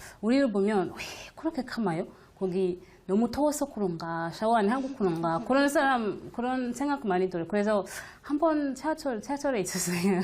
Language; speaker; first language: Korean; non-native, learner; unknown